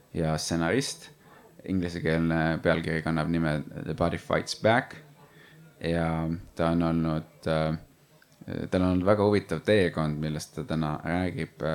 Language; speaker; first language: Estonian; native; Estonian